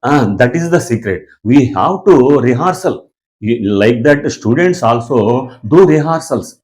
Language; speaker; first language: English; non-native, local second language; Telugu